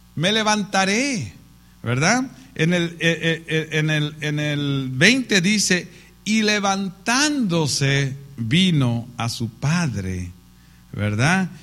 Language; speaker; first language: Spanish; native; Spanish